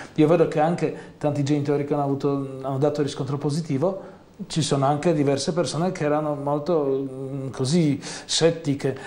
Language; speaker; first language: Italian; non-native, fluent; Polish